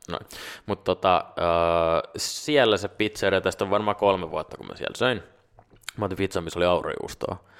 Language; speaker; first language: Finnish; non-native, local second language; Swedish